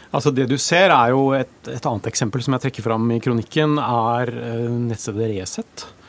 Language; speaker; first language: Norwegian; native; Norwegian